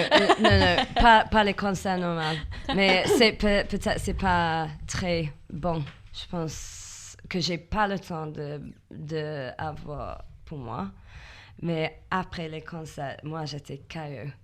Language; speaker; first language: French; non-native, fluent; English